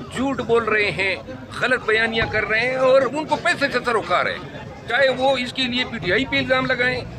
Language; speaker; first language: Urdu; non-native, local second language; Pashto